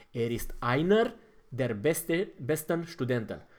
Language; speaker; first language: German; non-native, fluent; Romanian